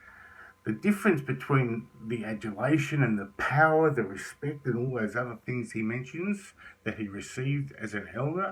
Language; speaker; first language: English; native; English